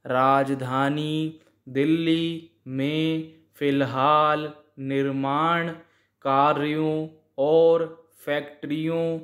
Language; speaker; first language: Hindi; native; Hindi